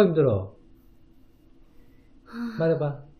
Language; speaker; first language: Korean; native; Korean